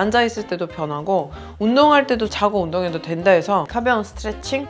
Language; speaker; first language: Korean; non-native, fluent; Georgian